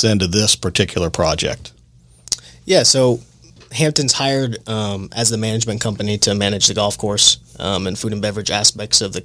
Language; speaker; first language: English; native; English